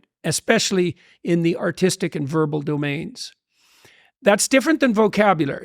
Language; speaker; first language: English; native; English